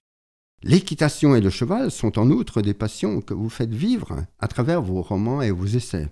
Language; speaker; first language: French; native; French